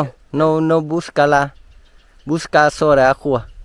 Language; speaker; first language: Portuguese; non-native, learner; Vietnamese